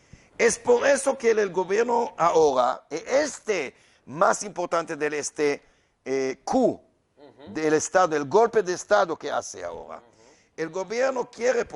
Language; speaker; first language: Spanish; non-native, learner; Hebrew